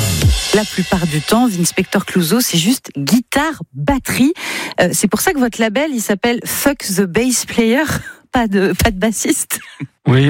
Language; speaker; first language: French; native; French